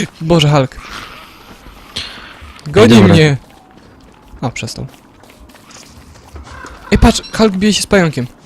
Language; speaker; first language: Polish; native; Polish